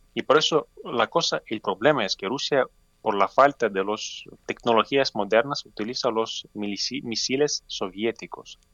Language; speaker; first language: Spanish; non-native, fluent; Ukrainian